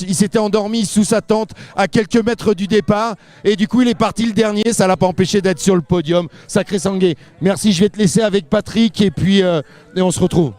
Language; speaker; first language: French; native; French